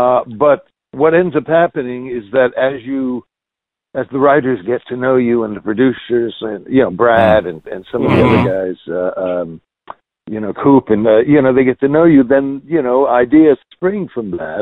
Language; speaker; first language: English; native; English